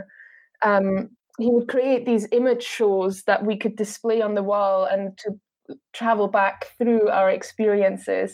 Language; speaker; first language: English; non-native, fluent; German